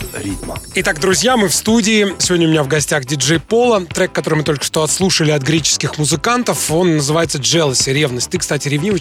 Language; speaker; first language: Russian; native; Russian